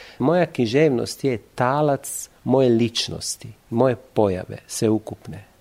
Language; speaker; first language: Serbian; non-native, fluent; Italian